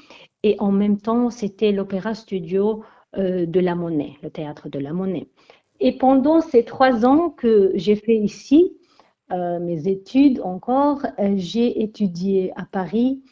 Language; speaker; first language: French; non-native, fluent; Armenian